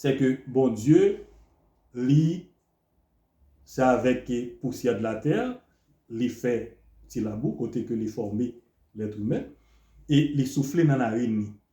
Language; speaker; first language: French; non-native, local second language; Haitian Creole